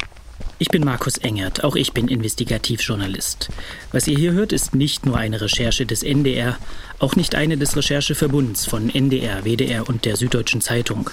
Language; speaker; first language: German; native; German